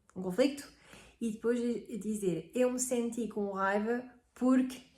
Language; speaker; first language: Portuguese; non-native, fluent; French